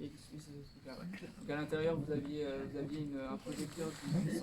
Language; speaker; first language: French; native; French